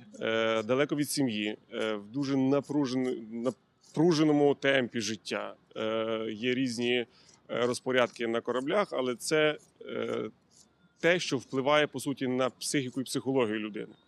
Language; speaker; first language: Ukrainian; native; Ukrainian